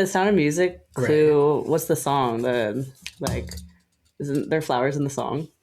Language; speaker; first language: English; native; English